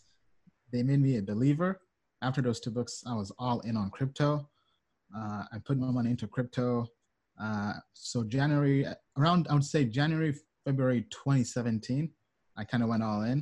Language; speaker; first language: English; native; English